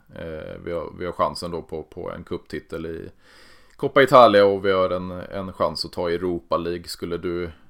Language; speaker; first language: Swedish; native; Swedish